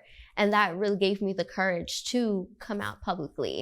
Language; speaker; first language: English; early bilingual, other home language; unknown